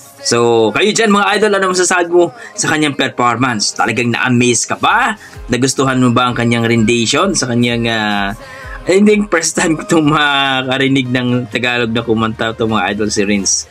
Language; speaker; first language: Filipino; native; Filipino